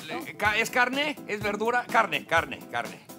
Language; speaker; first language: Spanish; native; Spanish